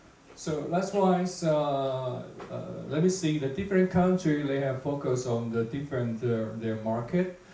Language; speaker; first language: English; non-native, fluent; Chinese